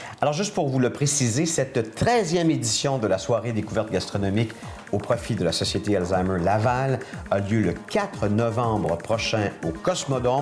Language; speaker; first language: French; native; French